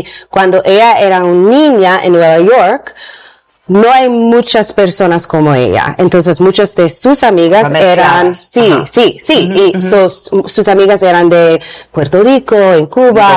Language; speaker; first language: Spanish; non-native, learner; English